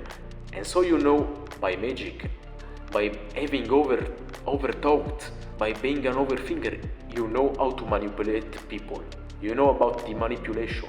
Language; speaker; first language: English; non-native, fluent; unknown